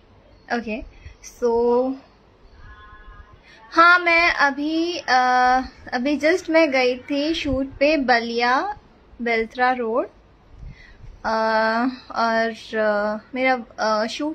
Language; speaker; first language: Hindi; native; Hindi